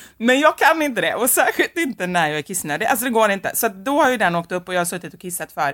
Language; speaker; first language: Swedish; native; Swedish